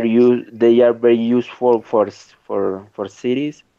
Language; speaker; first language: English; non-native, learner; Spanish